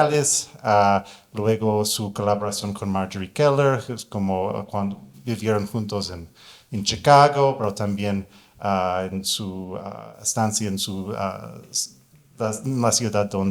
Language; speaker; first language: Spanish; non-native, fluent; English